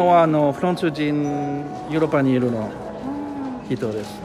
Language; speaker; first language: Japanese; non-native, learner; French